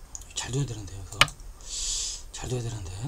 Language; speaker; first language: Korean; native; Korean